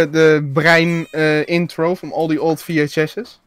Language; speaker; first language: English; non-native, fluent; Dutch